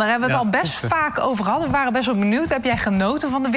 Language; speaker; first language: Dutch; native; Dutch